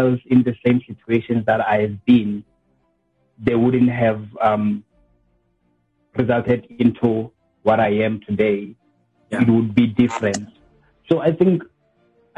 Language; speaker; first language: English; non-native, local second language; Southern Sotho